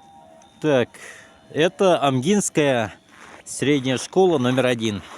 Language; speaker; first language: Russian; native; Russian